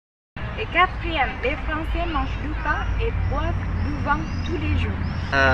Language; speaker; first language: French; non-native, fluent; Indonesian